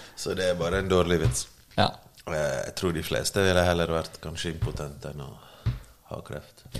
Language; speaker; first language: Norwegian; early bilingual, other home language; Bosnian